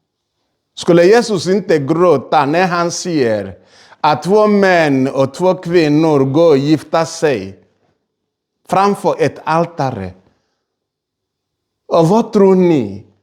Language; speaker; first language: Swedish; non-native, fluent; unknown